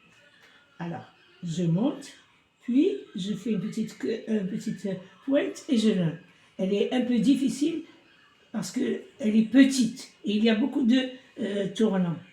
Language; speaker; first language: French; non-native, local second language; Arabic